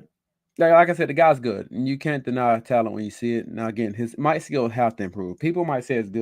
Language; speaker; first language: English; native; English